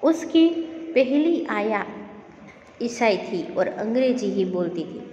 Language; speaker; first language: Hindi; non-native, local second language; Gujarati